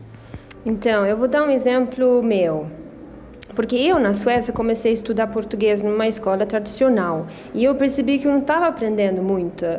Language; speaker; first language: Portuguese; non-native, fluent; Swedish